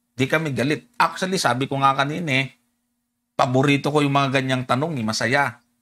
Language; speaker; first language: Filipino; non-native, local second language; Cebuano